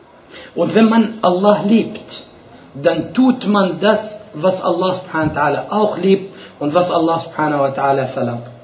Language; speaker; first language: German; non-native, fluent; Arabic